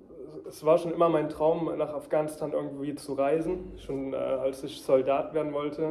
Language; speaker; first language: German; early bilingual, heritage; German